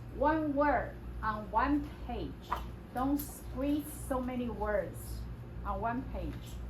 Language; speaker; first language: English; non-native, fluent; Chinese